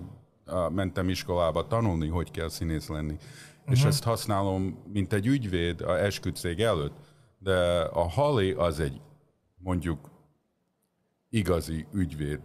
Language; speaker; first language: Hungarian; early bilingual, heritage; Hungarian